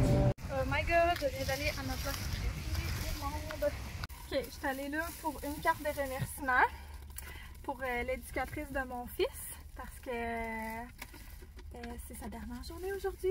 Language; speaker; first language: French; native; French